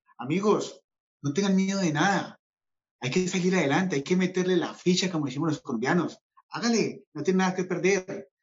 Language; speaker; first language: Spanish; native; Spanish